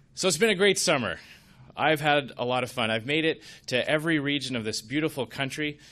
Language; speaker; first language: English; native; English